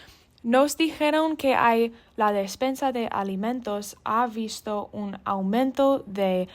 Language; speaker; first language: Spanish; non-native, learner; English